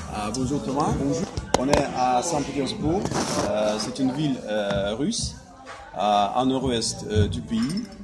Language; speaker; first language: French; non-native, fluent; Russian